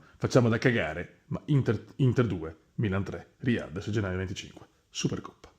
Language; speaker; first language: Italian; native; Italian